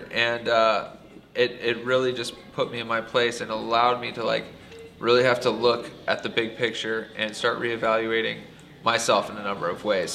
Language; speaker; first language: English; native; English